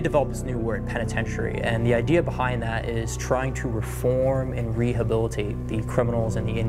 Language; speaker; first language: English; native; English